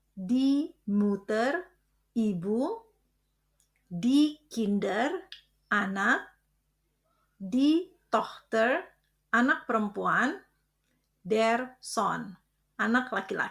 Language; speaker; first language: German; non-native, fluent; Indonesian